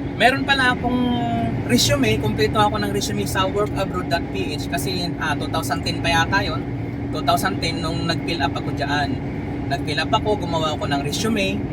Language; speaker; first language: Filipino; non-native, local second language; Cebuano